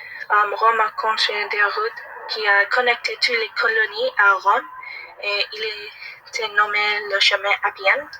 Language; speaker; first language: French; non-native, learner; English